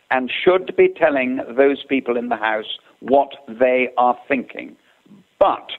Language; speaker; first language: English; native; English